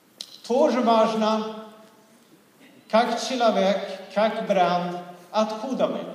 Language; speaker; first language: Russian; non-native, fluent; Swedish